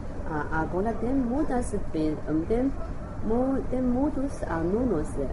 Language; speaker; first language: Portuguese; non-native, learner; Chinese